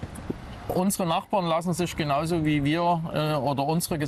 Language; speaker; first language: German; native; German